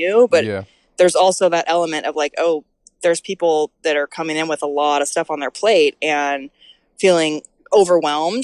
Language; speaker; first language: English; native; English